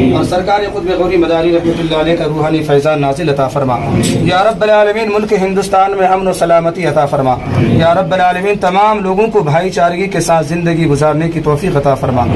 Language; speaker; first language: Urdu; native; Urdu